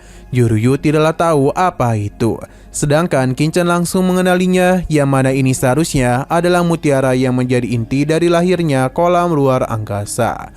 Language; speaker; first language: Indonesian; native; Indonesian